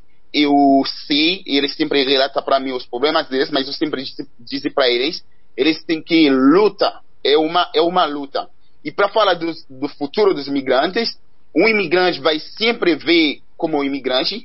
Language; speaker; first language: Portuguese; non-native, learner; Haitian Creole